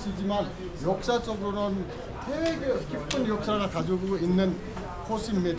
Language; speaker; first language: Korean; non-native, fluent; Nepali